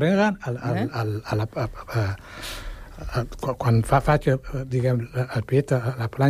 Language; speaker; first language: Catalan; non-native, fluent; Wolof